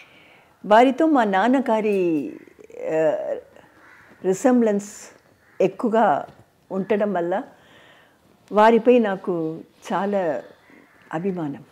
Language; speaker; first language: Telugu; non-native, learner; Tamil